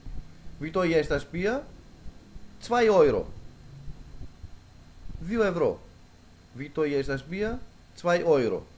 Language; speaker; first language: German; non-native, fluent; Greek